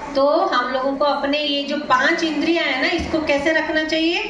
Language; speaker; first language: Hindi; non-native, local second language; Marathi